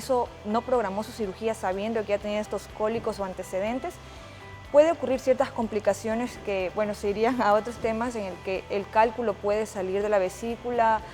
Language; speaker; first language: Spanish; native; Spanish